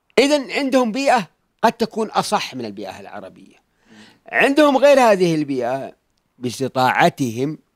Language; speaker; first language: Arabic; native; Arabic